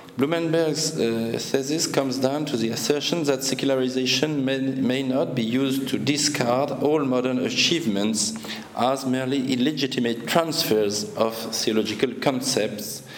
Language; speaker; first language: English; non-native, fluent; French